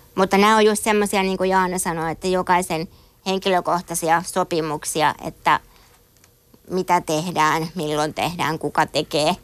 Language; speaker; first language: Finnish; native; Finnish